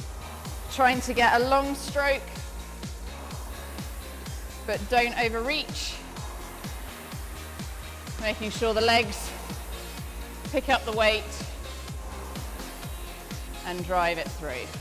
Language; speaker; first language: English; native; English